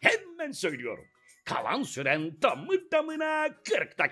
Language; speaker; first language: Turkish; native; Turkish